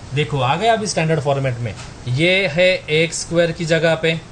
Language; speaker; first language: Hindi; non-native, local second language; Marathi